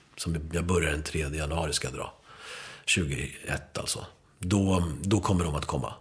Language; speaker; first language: Swedish; early bilingual, other home language; Spanish